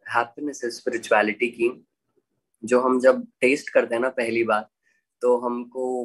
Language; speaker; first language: Hindi; native; Hindi